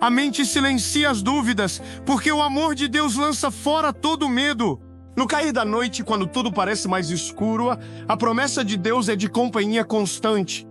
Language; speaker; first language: Portuguese; native; Portuguese